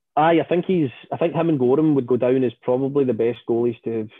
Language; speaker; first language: English; native; English